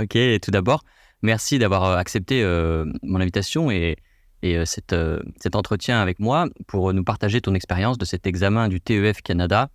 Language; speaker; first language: French; native; French